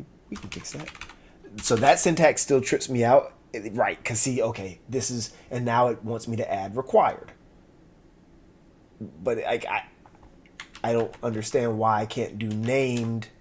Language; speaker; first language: English; native; English